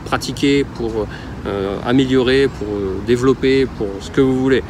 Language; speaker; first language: French; native; French